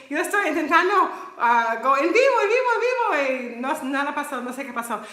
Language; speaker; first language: Spanish; non-native, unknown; English